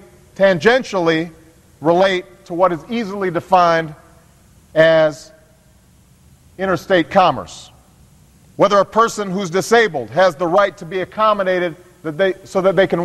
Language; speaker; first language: English; native; English